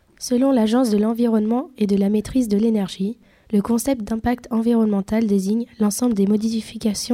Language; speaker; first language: French; native; French